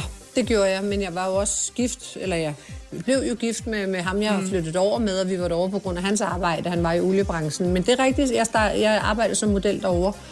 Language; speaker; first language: Danish; native; Danish